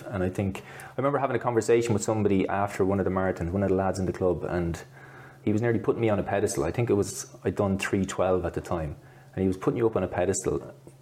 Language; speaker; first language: English; native; English